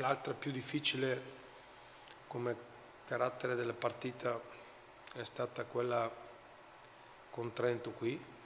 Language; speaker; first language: Italian; non-native, fluent; Bulgarian